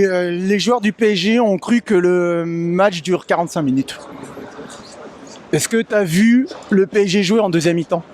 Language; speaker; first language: French; native; French